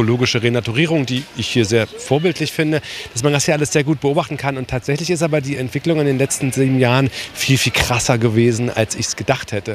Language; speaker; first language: German; native; German